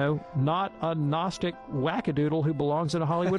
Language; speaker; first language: English; native; English